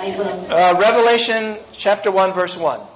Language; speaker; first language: English; native; English